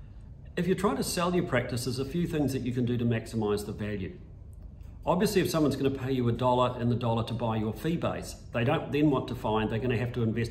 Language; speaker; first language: English; native; English